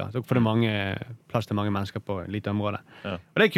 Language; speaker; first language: Norwegian; native; Norwegian